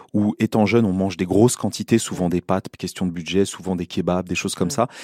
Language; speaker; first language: French; native; French